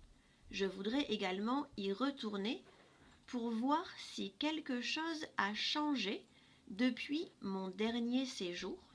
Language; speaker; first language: French; non-native, fluent; English